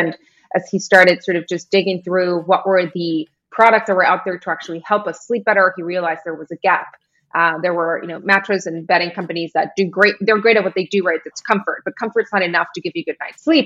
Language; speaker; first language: English; non-native, fluent; Spanish